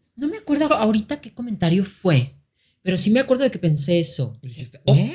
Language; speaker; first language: Spanish; native; Spanish